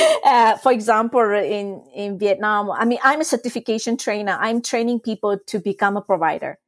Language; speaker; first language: English; non-native, fluent; Japanese